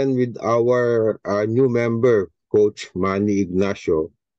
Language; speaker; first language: English; non-native, local second language; Filipino